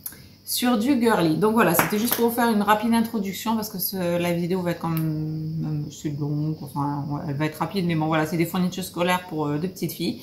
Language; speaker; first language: French; native; French